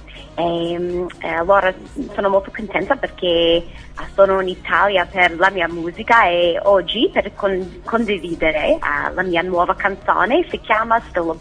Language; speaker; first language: Italian; non-native, learner; English